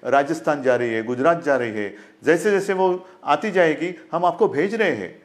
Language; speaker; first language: Hindi; non-native, local second language; Marathi